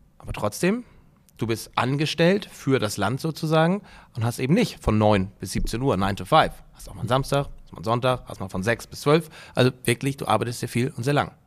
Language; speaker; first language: German; native; German